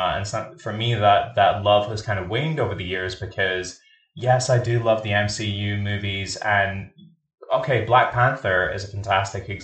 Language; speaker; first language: English; native; English